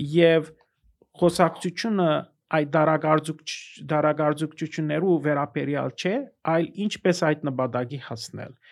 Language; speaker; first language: Armenian; early bilingual, heritage; Armenian